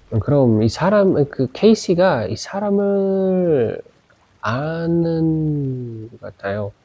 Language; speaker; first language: Korean; non-native, learner; Indonesian